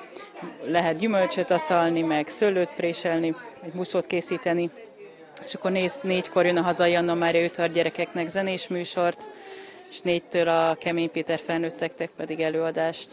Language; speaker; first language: Hungarian; native; Hungarian